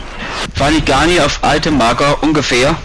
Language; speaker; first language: German; native; German